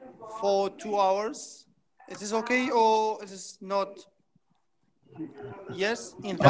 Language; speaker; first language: English; non-native, fluent; Kurdish